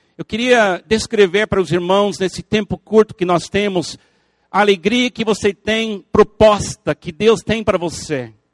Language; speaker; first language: Portuguese; non-native, fluent; English